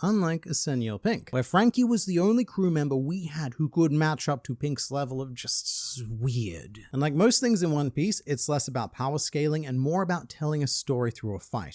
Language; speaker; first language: English; native; English